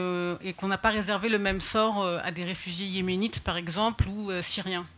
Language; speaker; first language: French; native; French